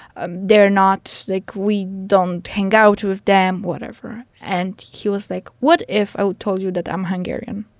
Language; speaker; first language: English; non-native, fluent; Polish